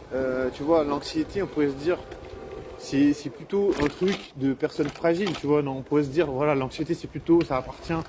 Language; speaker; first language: French; native; French